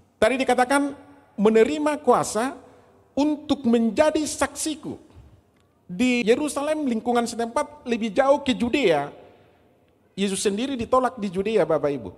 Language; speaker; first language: Indonesian; native; Indonesian